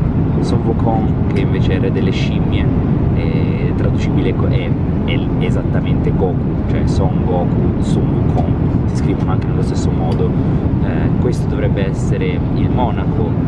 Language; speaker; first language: Italian; native; Italian